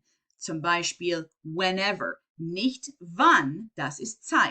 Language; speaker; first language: German; non-native, fluent; English